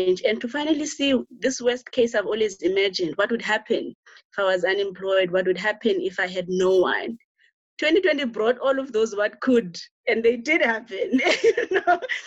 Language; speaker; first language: English; non-native, local second language; Xhosa